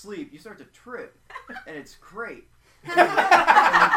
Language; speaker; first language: English; native; English